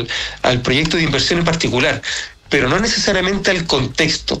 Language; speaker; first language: Spanish; native; Spanish